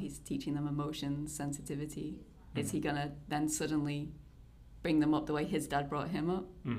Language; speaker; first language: English; native; English